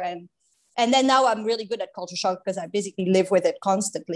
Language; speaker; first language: English; non-native, fluent; French